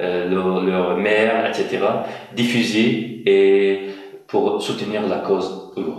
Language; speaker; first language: French; non-native, fluent; Uyghur